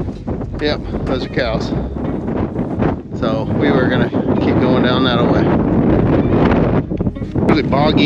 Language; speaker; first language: English; native; English